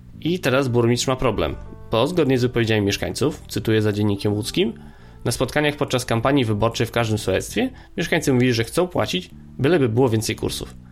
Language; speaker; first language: Polish; native; Polish